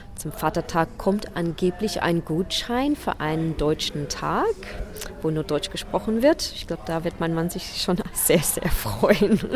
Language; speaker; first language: German; non-native, fluent; English